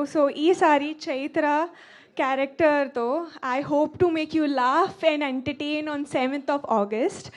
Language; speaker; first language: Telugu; non-native, learner; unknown